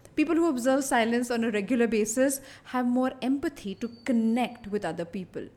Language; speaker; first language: English; non-native, local second language; Hindi